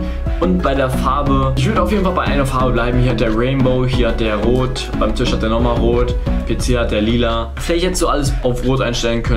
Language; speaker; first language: German; native; German